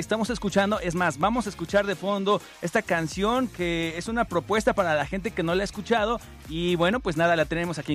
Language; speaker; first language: Spanish; native; Spanish